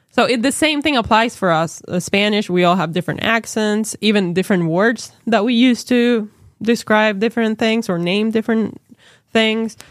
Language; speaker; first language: English; non-native, fluent; Spanish